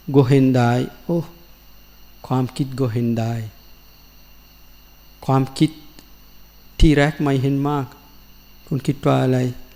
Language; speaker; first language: Thai; non-native, learner; Sinhala